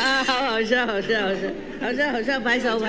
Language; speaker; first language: Chinese; non-native, fluent; Vietnamese